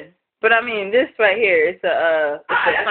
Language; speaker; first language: English; native; English